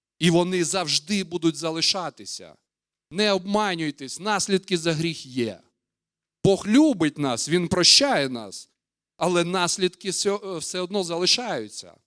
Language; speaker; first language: Ukrainian; non-native, local second language; Russian